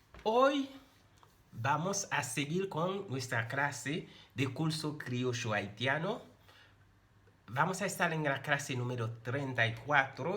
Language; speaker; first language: Spanish; non-native, fluent; Haitian Creole